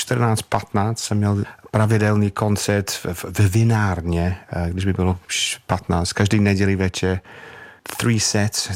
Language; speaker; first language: Czech; non-native, fluent; English